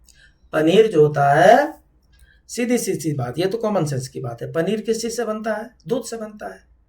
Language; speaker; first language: Hindi; native; Hindi